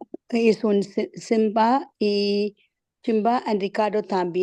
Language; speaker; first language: Spanish; non-native, learner; English